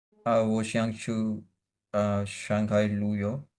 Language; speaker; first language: Chinese; non-native, learner; Urdu